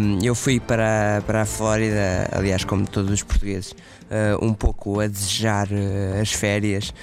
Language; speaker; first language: Portuguese; native; Portuguese